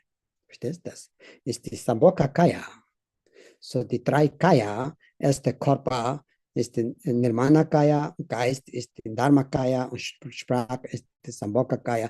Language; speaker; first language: German; non-native, learner; Tibetan